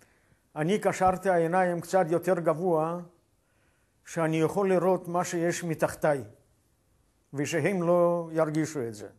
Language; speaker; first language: Hebrew; non-native, fluent; Yiddish